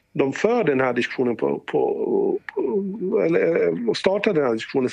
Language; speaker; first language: Swedish; early bilingual, other home language; Bosnian